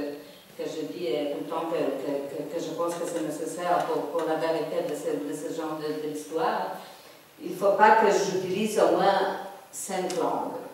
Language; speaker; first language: French; non-native, fluent; Polish